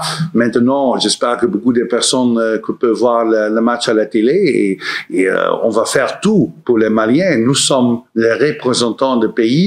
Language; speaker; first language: French; non-native, learner; Dutch